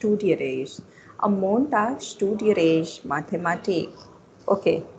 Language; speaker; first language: German; non-native, fluent; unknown